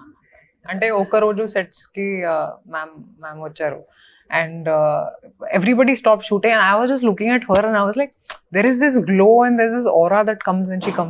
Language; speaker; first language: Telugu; non-native, fluent; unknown